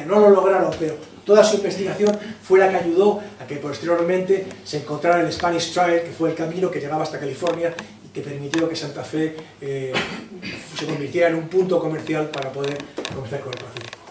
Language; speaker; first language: Spanish; native; Spanish